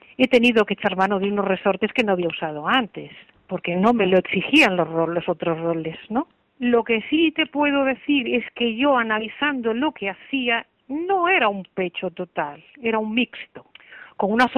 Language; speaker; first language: Spanish; native; Spanish